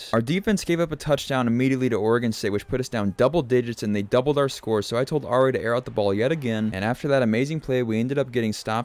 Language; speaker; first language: English; native; English